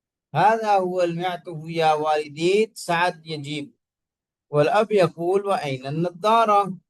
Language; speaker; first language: Arabic; non-native, fluent; Urdu